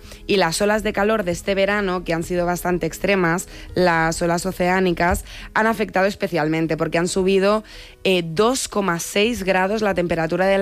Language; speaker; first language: Spanish; native; Spanish